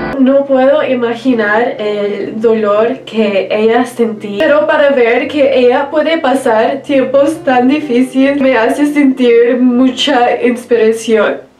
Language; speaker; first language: Spanish; early bilingual, heritage; Spanish